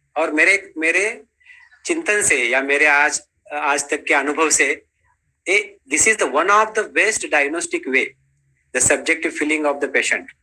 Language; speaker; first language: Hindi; non-native, local second language; Marathi